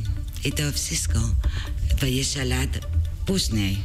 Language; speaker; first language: Polish; non-native, learner; Spanish